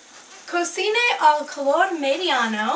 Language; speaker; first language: Spanish; non-native, learner; English